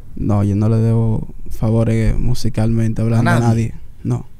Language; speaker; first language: Spanish; early bilingual, heritage; Spanish